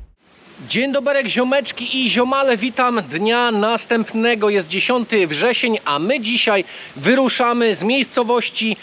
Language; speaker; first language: Polish; native; Polish